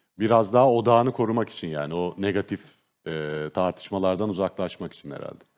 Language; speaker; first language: Turkish; native; Turkish